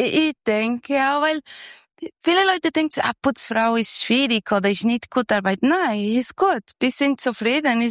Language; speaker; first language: German; non-native, learner; Portuguese